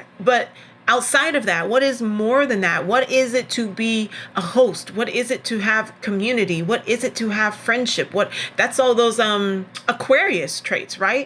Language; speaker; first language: English; native; English